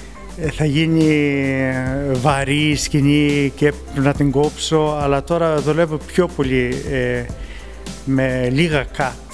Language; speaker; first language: Greek; early bilingual, heritage; Greek